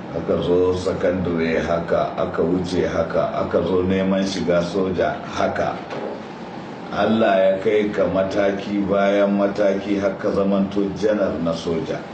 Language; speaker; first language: Hausa; native; Hausa